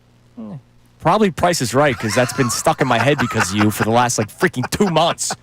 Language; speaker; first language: English; native; English